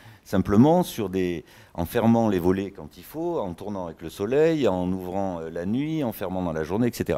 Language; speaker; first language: French; native; French